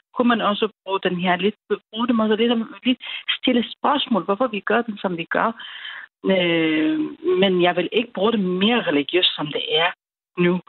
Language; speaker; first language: Danish; non-native, learner; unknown